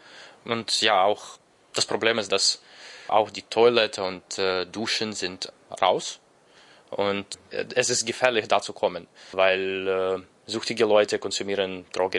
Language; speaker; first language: German; non-native, learner; Ukrainian